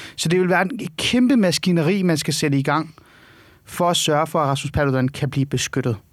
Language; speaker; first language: Danish; early bilingual, other home language; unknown